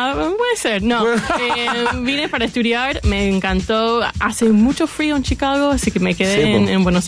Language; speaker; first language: Spanish; non-native, fluent; English